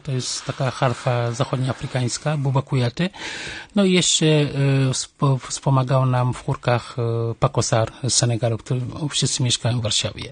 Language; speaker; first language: Polish; non-native, fluent; Wolof